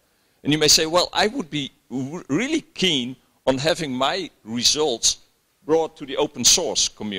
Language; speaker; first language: English; non-native, fluent; Dutch